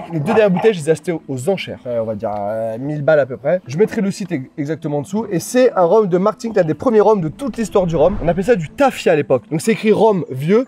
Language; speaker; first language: French; native; French